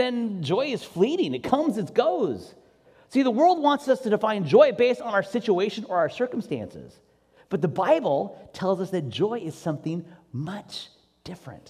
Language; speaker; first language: English; native; English